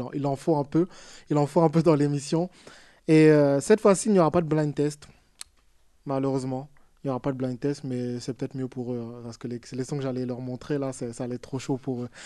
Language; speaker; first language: French; native; French